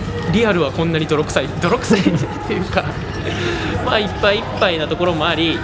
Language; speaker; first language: Japanese; native; Japanese